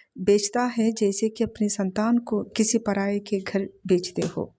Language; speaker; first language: Hindi; non-native, local second language; Telugu